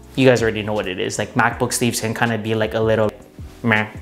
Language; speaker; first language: English; native; English